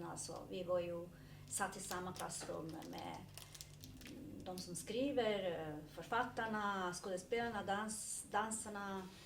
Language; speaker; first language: Swedish; non-native, fluent; Serbian